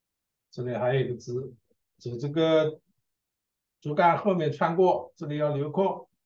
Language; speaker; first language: Chinese; native; Chinese